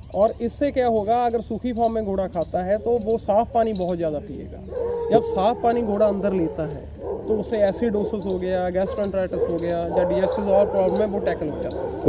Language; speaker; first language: Hindi; non-native, local second language; Punjabi